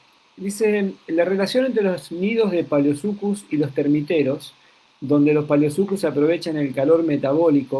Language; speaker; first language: Spanish; native; Spanish